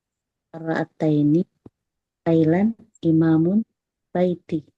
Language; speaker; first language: Arabic; non-native, learner; Indonesian